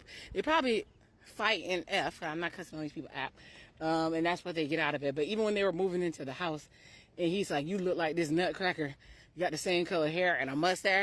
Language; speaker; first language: English; native; English